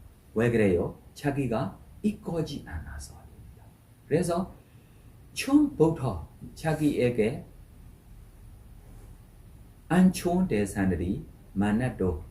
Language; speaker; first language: Korean; non-native, learner; Burmese